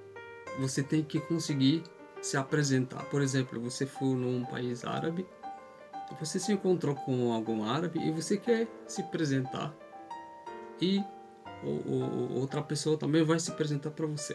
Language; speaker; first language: Portuguese; non-native, fluent; Arabic